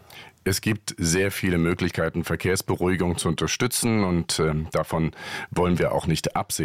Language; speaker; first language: German; native; German